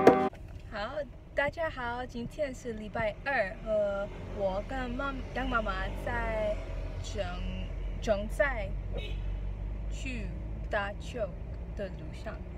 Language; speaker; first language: Chinese; non-native, learner; English